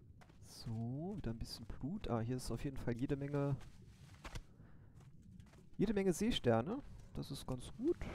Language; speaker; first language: German; native; German